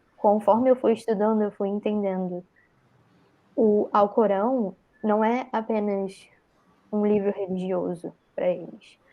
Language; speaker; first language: Portuguese; native; Portuguese